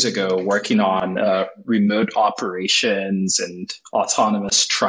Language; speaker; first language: English; non-native, local second language; Igbo